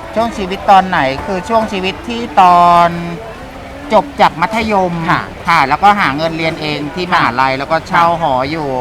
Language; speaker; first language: Thai; native; Thai